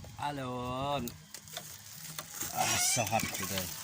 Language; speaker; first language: English; non-native, learner; Lao